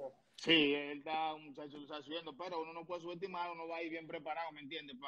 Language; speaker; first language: Spanish; native; Spanish